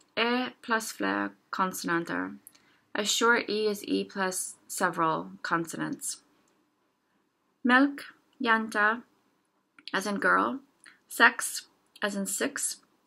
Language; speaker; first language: English; native; English